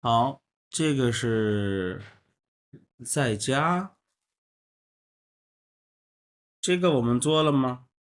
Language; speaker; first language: Chinese; non-native, fluent; Urdu